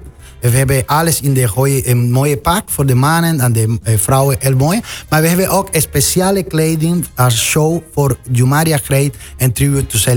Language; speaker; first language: Dutch; non-native, fluent; Spanish